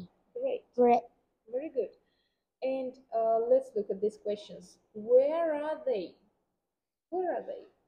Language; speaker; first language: English; non-native, fluent; Vietnamese